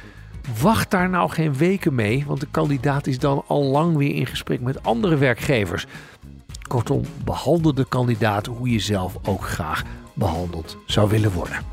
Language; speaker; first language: Dutch; native; Dutch